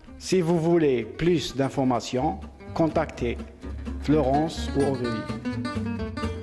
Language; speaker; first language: French; non-native, learner; Arabic